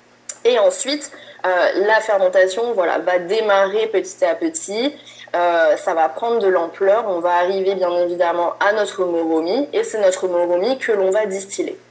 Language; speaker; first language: French; native; French